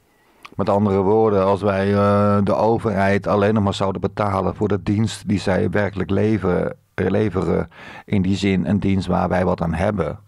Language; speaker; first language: Dutch; native; Dutch